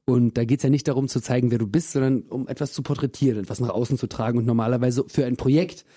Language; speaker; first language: German; early bilingual, other home language; Russian